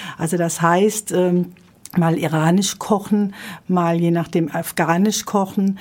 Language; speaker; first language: German; native; German